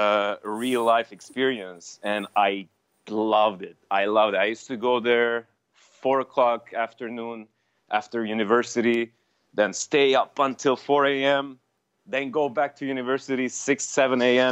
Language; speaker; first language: English; non-native, fluent; Armenian